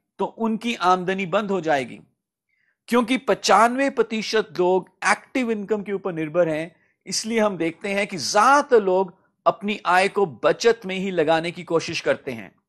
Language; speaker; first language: Hindi; native; Hindi